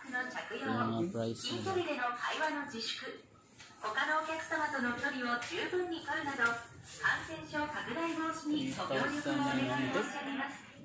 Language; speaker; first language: Japanese; native; Japanese